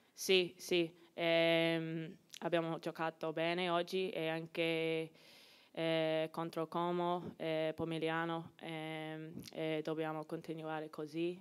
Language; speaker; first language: Italian; non-native, learner; English